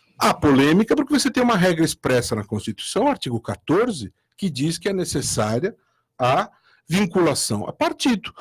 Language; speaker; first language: Portuguese; native; Portuguese